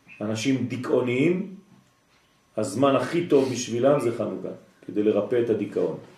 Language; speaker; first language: Hebrew; non-native, fluent; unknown